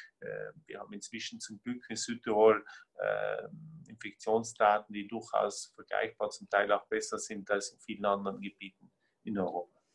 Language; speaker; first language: German; native; German